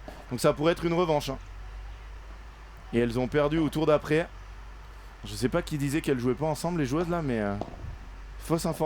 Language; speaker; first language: French; native; French